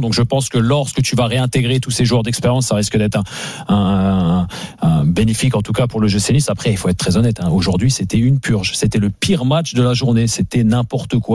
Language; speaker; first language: French; native; French